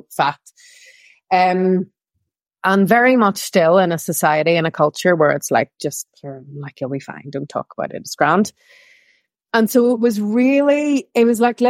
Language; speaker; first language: English; native; English